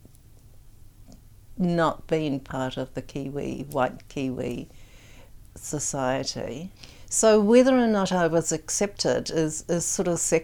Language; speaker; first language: English; native; English